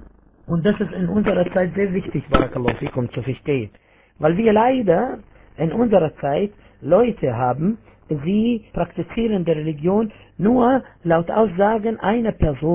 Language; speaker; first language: German; non-native, fluent; Arabic